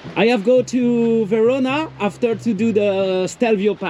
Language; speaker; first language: English; non-native, learner; French